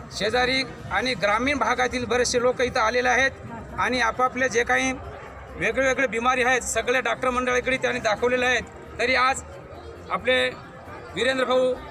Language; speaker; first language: Marathi; non-native, local second language; Lambadi